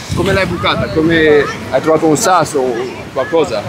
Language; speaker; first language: Italian; native; Italian